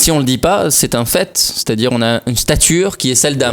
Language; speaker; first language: French; native; French